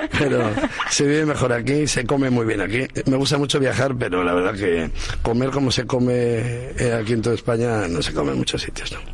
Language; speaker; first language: Spanish; native; Spanish